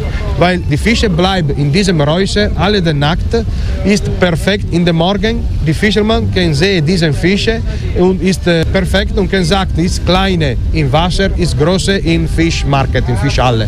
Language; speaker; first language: German; non-native, learner; Italian